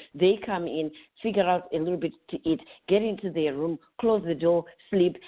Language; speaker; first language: English; non-native, local second language; North Ndebele